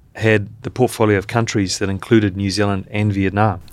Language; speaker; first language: English; native; English